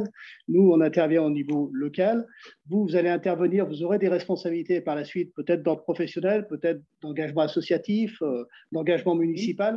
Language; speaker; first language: French; native; French